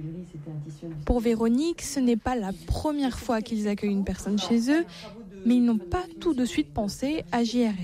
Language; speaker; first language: French; native; French